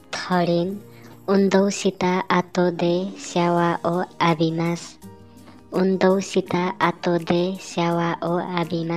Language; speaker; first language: Japanese; non-native, learner; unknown